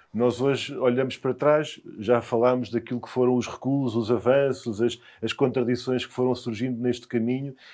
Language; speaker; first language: Portuguese; native; Portuguese